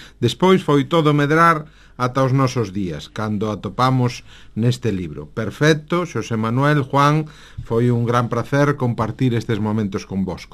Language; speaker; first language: Galician; native; Galician